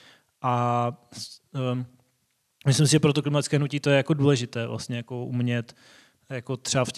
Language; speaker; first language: Czech; native; Czech